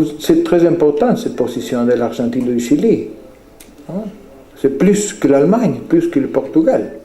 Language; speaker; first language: French; non-native, fluent; Spanish